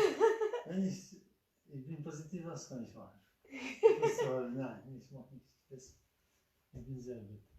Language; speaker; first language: German; non-native, learner; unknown